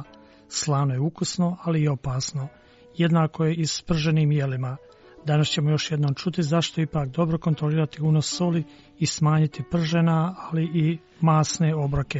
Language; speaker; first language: Croatian; native; Croatian